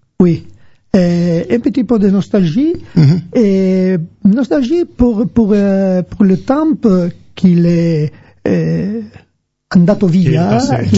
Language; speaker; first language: French; non-native, learner; Italian